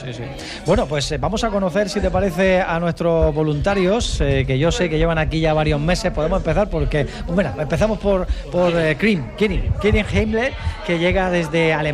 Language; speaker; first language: Spanish; native; Spanish